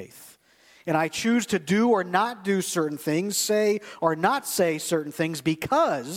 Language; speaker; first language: English; native; English